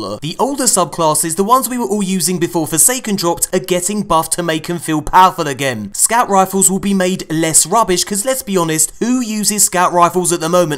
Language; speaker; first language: English; native; English